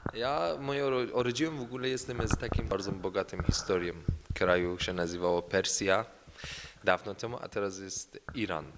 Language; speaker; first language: Polish; non-native, learner; Persian